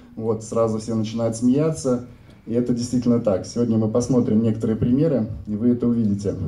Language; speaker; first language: Russian; native; Russian